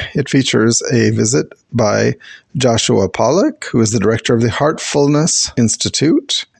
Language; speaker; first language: English; native; English